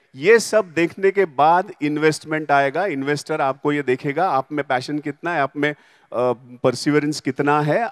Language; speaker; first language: Hindi; non-native, local second language; Marathi